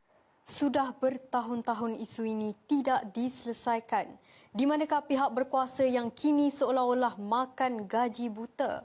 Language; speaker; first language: Malay; native; Malay